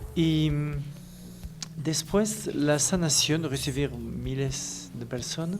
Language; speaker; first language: Spanish; non-native, learner; French